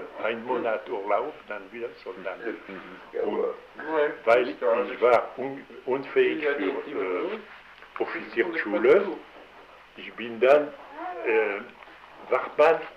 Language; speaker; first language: German; non-native, learner; French